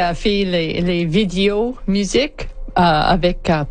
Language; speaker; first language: French; non-native, local second language; English